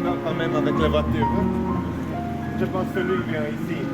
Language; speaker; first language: French; non-native, fluent; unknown